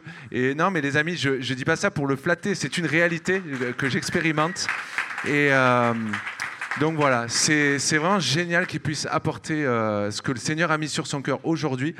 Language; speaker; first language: French; native; French